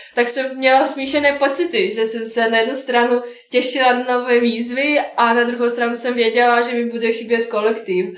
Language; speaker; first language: Czech; non-native, fluent; Bosnian